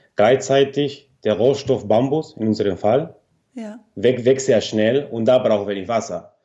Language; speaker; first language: German; non-native, fluent; Spanish